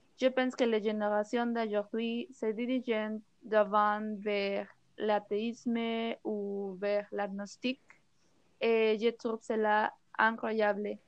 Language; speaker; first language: French; non-native, learner; Spanish